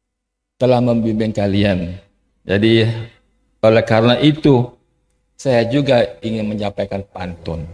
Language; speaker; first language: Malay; non-native, fluent; Javanese